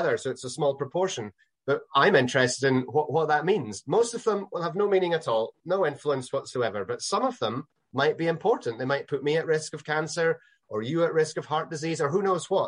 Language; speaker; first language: English; native; English